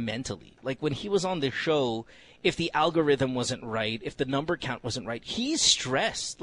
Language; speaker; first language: English; non-native, local second language; Filipino